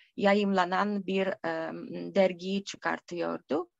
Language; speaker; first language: Turkish; non-native, fluent; Polish